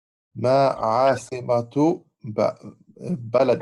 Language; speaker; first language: Arabic; non-native, learner; Swedish